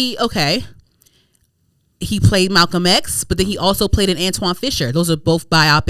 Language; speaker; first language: English; native; English